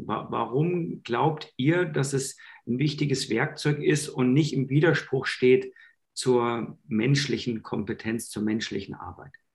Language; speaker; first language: German; native; German